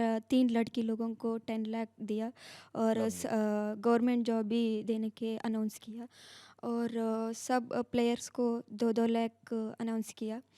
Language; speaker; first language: Hindi; non-native, local second language; Kannada